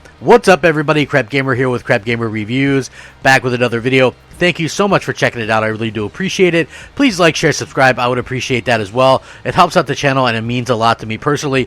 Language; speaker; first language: English; native; English